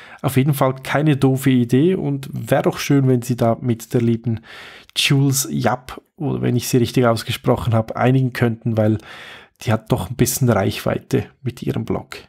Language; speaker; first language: German; native; German